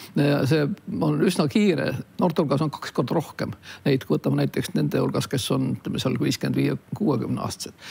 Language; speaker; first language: Estonian; native; Estonian